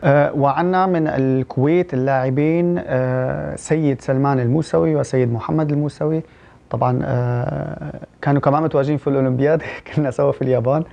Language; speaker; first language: Arabic; early bilingual, heritage; Arabic